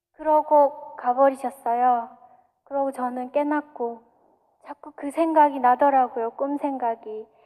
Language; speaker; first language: Korean; native; Korean